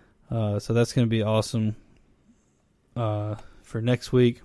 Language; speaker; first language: English; native; English